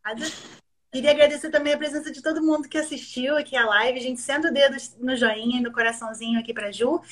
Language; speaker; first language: Portuguese; native; Portuguese